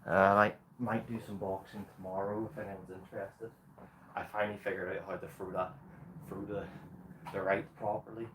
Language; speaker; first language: English; native; English